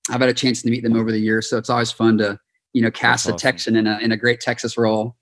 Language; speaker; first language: English; native; English